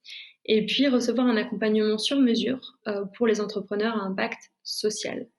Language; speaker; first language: French; native; French